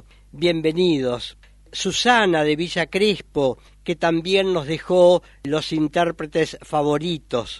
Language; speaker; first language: Spanish; native; Spanish